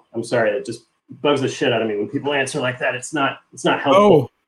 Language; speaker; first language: English; native; English